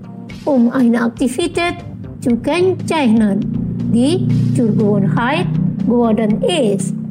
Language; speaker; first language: German; non-native, fluent; Indonesian